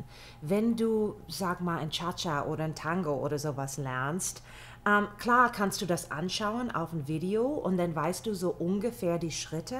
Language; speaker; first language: German; non-native, fluent; English